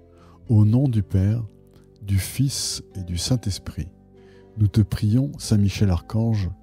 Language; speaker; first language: French; native; French